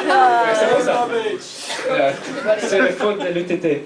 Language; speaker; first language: French; non-native, fluent; English